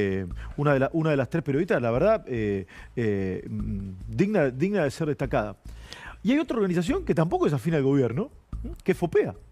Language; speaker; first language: Spanish; native; Spanish